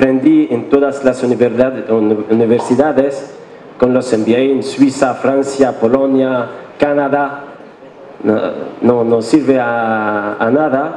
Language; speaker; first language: Spanish; non-native, fluent; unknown